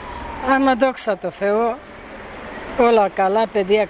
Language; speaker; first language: Greek; early bilingual, heritage; Greek